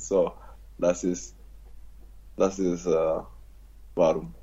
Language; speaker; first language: German; non-native, learner; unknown